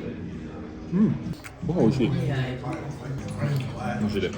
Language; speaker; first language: Japanese; non-native, fluent; French